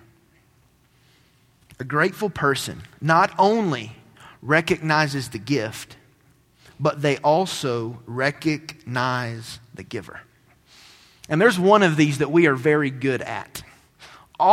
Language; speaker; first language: English; native; English